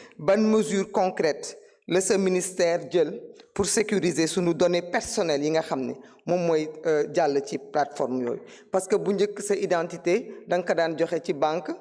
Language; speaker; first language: Wolof; non-native, local second language; Fula